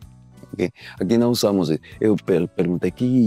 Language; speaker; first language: Portuguese; non-native, learner; Spanish